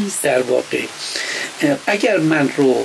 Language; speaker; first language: Persian; native; Persian